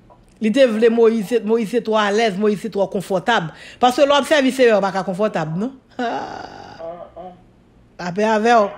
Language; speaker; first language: French; non-native, local second language; Haitian Creole